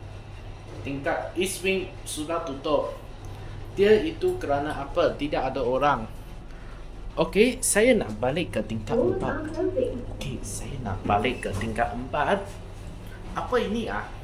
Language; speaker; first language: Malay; non-native, local second language; Chinese